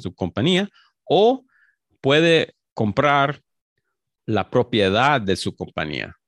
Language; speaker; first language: Spanish; early bilingual, heritage; Spanish